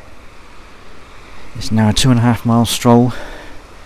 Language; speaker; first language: English; native; English